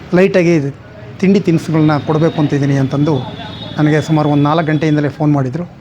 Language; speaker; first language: Kannada; native; Kannada